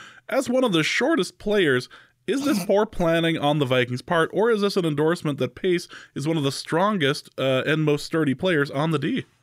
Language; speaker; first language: English; native; English